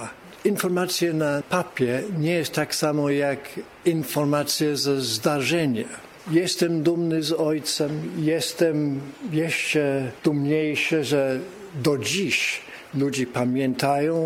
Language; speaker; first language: Polish; early bilingual, heritage; English